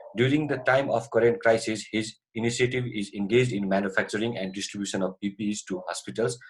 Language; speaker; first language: English; non-native, local second language; Nepali